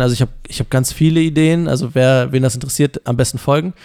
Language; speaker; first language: German; native; German